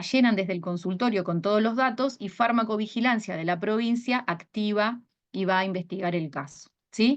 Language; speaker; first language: Spanish; native; Spanish